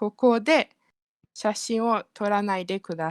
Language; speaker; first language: Japanese; non-native, learner; Malay